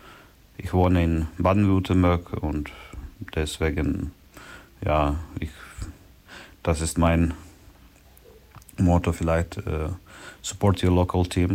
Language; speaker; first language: German; non-native, learner; Ukrainian